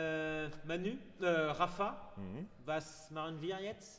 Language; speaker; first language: German; non-native, learner; French